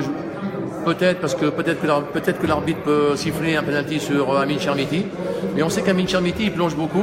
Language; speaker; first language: French; native; French